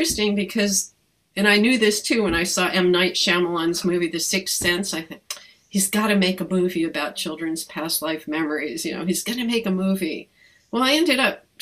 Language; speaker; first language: English; native; English